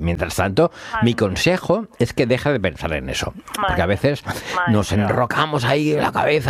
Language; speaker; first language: Spanish; native; Spanish